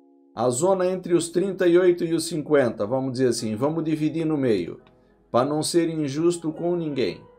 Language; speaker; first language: Portuguese; native; Portuguese